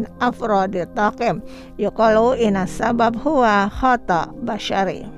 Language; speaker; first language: Arabic; non-native, fluent; Indonesian